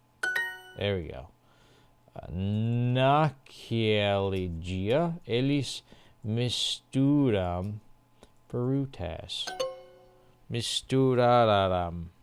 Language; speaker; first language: Portuguese; non-native, learner; English